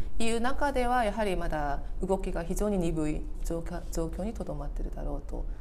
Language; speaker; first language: Japanese; non-native, fluent; Korean